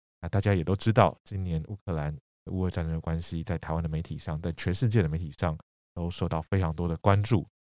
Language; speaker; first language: Chinese; native; Chinese